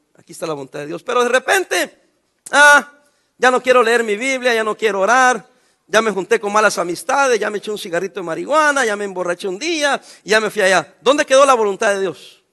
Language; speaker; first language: Spanish; native; Spanish